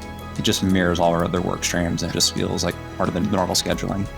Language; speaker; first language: English; native; English